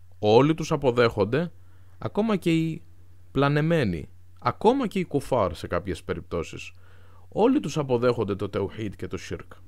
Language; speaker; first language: Greek; non-native, fluent; Arabic